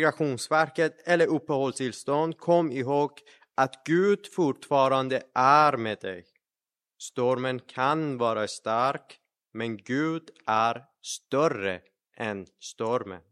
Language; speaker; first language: Swedish; non-native, fluent; Persian